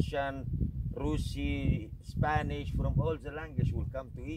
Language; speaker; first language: English; non-native, learner; Arabic